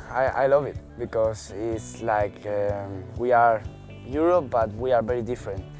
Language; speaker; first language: English; non-native, learner; Spanish